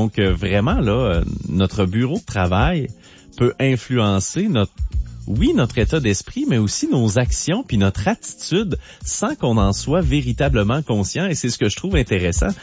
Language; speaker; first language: French; native; French